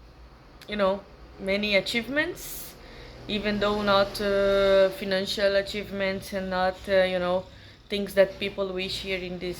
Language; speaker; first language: English; non-native, learner; Portuguese